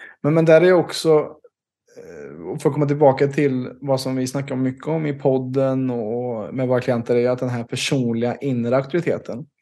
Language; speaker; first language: Swedish; native; Swedish